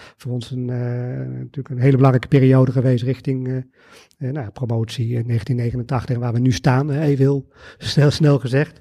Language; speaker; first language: Dutch; native; Dutch